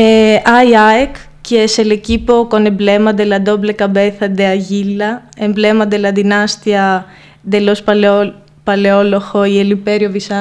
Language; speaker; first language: Spanish; non-native, fluent; Greek